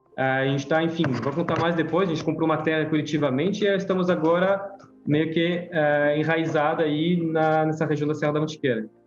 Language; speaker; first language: Portuguese; non-native, fluent; French